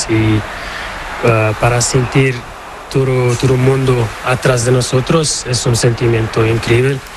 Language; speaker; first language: Spanish; non-native, learner; Portuguese